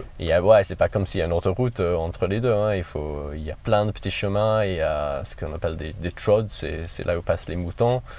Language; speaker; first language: French; non-native, fluent; English